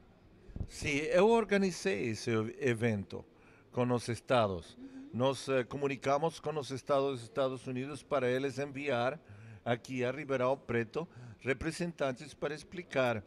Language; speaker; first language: Portuguese; non-native, fluent; English